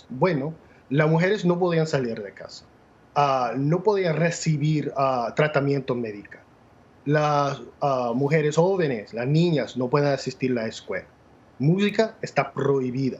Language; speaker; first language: Spanish; non-native, fluent; English